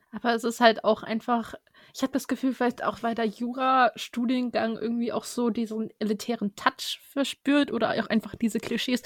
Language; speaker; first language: German; early bilingual, other home language; Russian